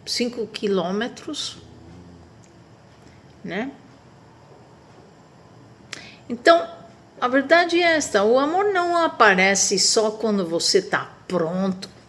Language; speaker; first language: Portuguese; non-native, fluent; Spanish